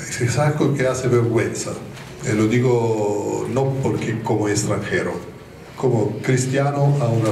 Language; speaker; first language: Spanish; non-native, fluent; Italian